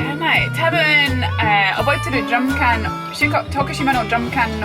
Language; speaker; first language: Japanese; non-native, learner; English